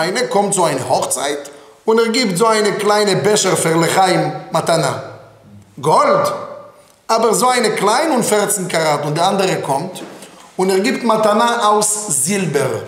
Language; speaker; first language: German; non-native, fluent; Hebrew